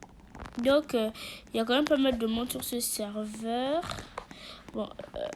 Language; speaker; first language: French; native; French